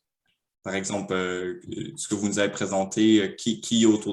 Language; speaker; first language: French; native; French